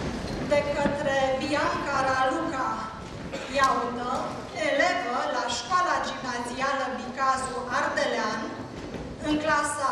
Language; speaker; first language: Romanian; native; Romanian